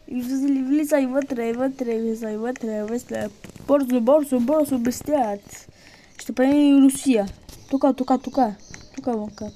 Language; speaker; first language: Bulgarian; early bilingual, heritage; Bulgarian